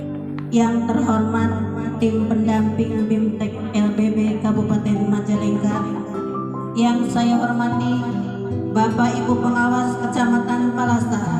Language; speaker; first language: Indonesian; non-native, local second language; Sundanese